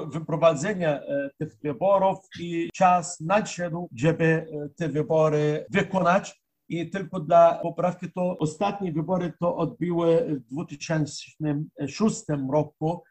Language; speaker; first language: Polish; non-native, fluent; Arabic